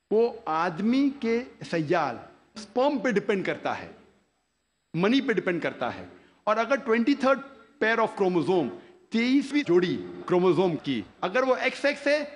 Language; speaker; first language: Hindi; non-native, local second language; Konkani